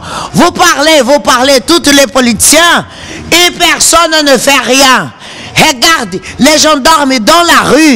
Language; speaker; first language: French; non-native, fluent; Portuguese